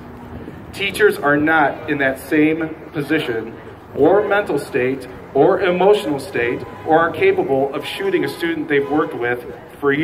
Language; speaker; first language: English; native; English